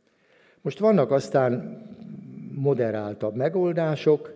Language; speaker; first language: Hungarian; native; Hungarian